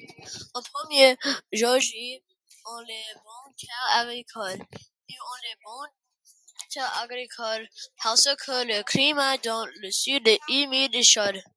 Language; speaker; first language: French; non-native, learner; English